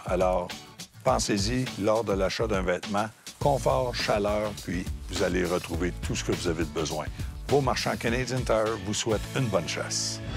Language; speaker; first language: French; native; French